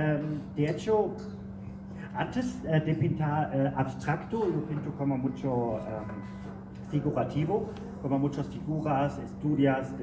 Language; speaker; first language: Spanish; non-native, learner; German